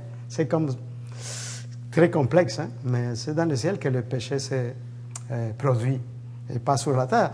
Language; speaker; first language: French; native; French